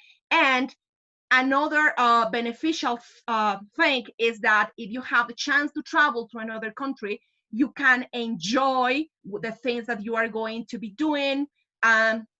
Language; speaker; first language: English; non-native, fluent; Spanish